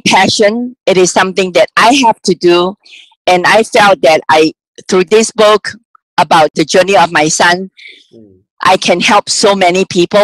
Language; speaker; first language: English; non-native, local second language; Cantonese